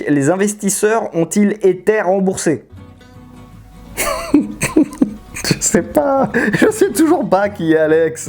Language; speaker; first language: French; native; French